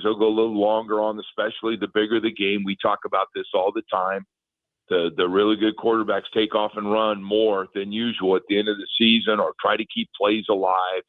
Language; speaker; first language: English; native; English